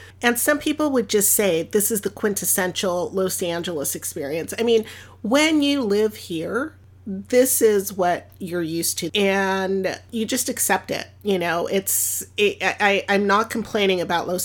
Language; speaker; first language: English; early bilingual, other home language; Spanish